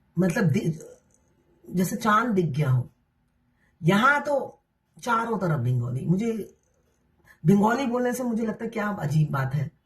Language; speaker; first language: Hindi; native; Hindi